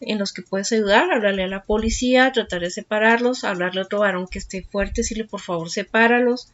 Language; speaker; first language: Spanish; native; Spanish